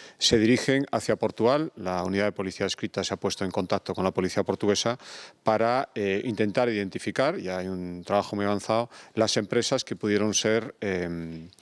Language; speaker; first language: Spanish; native; Spanish